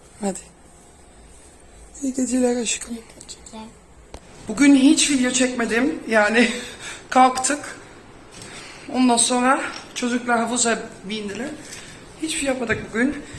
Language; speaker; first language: Turkish; non-native, fluent; Dutch